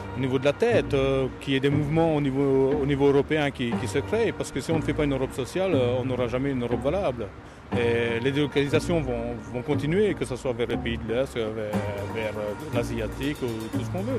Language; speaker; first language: French; native; French